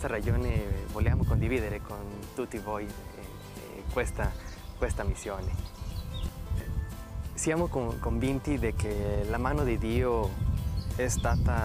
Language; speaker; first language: Italian; non-native, learner; Spanish